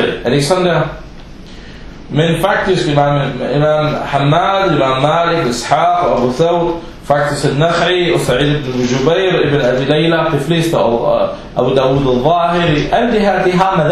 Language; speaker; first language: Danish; non-native, fluent; Arabic